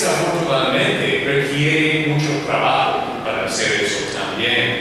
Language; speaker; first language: Spanish; non-native, learner; English